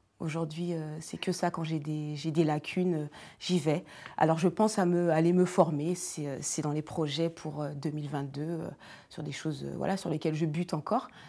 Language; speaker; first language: French; native; French